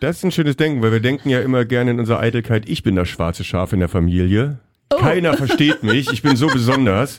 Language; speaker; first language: German; native; German